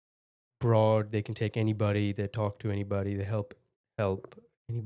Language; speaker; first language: English; native; English